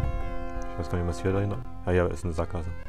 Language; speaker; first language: German; native; German